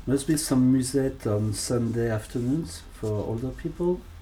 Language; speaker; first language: English; non-native, fluent; French